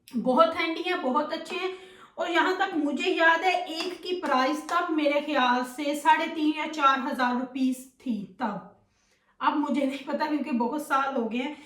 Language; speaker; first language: Hindi; native; Hindi